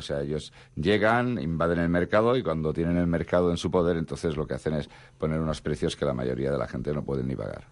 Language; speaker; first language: Spanish; non-native, local second language; Catalan